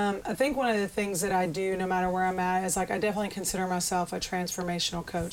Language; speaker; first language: English; native; English